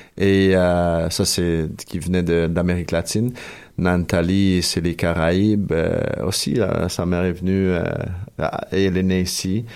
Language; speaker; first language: French; early bilingual, other home language; Spanish